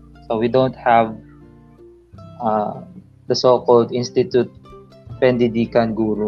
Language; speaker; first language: English; non-native, local second language; Filipino